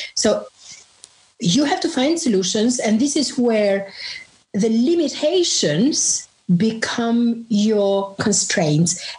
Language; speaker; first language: English; non-native, fluent; Albanian